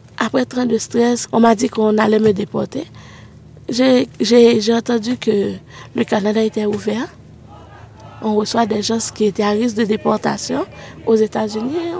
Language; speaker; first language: French; non-native, local second language; Haitian Creole